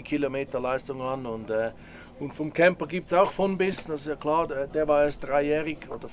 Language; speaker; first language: German; native; German